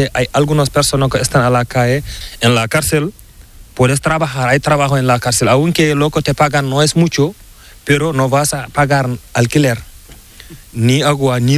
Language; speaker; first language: Spanish; non-native, learner; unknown